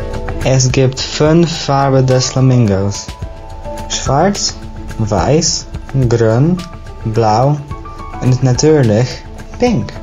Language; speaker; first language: German; non-native, learner; Dutch